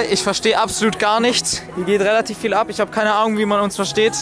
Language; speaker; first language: German; native; German